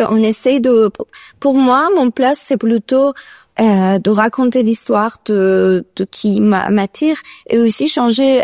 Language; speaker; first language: French; non-native, learner; Persian